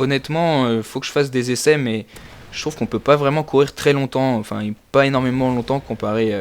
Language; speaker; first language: French; native; French